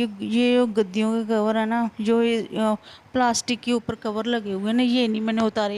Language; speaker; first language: Hindi; non-native, local second language; Punjabi